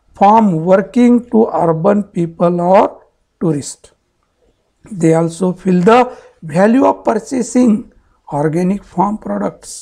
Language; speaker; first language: English; non-native, local second language; Marathi